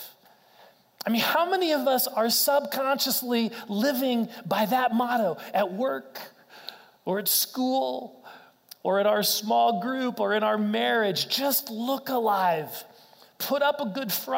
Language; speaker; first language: English; native; English